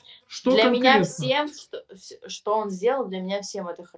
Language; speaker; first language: Russian; native; Russian